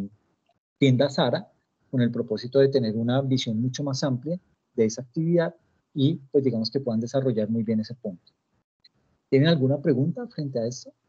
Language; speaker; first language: Spanish; native; Spanish